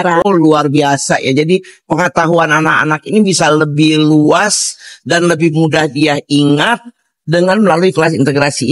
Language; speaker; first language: Indonesian; native; Indonesian